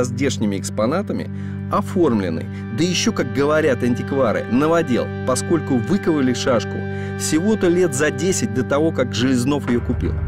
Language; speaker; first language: Russian; native; Russian